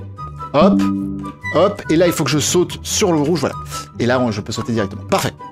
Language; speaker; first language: French; native; French